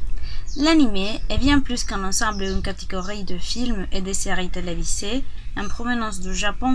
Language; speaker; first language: French; non-native, learner; Spanish